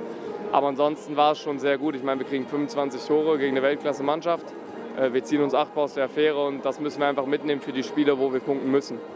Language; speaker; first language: German; native; German